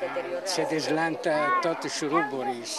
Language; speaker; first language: Romanian; non-native, fluent; Italian